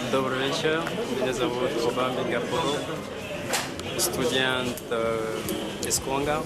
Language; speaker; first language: Russian; non-native, learner; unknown